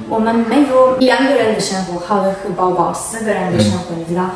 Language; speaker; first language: Chinese; non-native, learner; Ukrainian